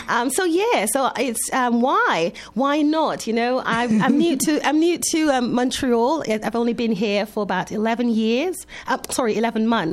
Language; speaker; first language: English; native; English